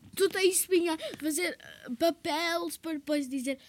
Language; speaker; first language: Portuguese; non-native, fluent; Bosnian